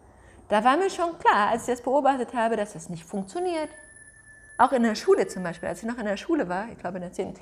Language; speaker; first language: German; native; German